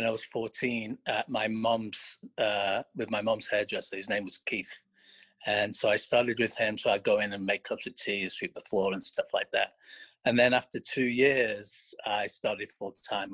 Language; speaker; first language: English; native; English